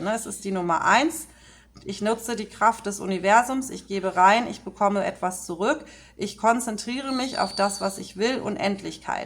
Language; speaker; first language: German; native; German